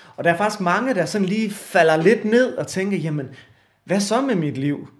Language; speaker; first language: Danish; native; Danish